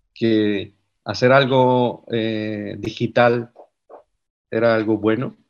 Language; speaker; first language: Spanish; native; Spanish